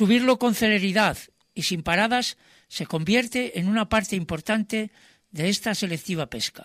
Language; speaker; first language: Spanish; native; Spanish